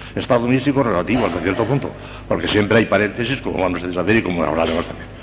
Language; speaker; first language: Spanish; native; Spanish